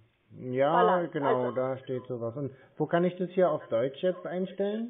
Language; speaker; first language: German; native; German